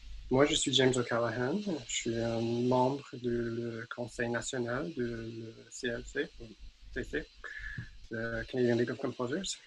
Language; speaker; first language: French; non-native, fluent; English